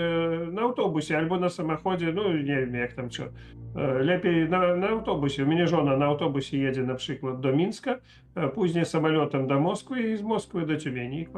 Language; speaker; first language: Polish; non-native, learner; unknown